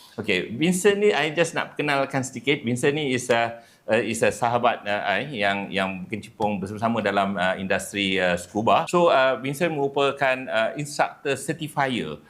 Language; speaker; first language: Malay; native; Malay